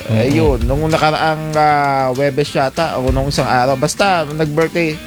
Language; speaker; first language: Filipino; non-native, local second language; Pampanga